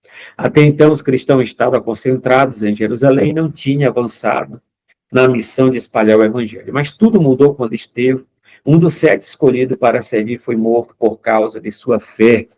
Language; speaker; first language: Portuguese; native; Portuguese